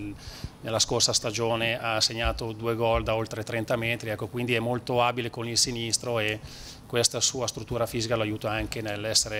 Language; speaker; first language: Italian; native; Italian